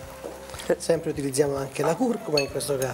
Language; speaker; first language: Italian; native; Italian